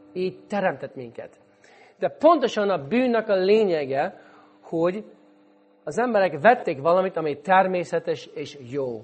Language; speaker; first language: Hungarian; non-native, fluent; English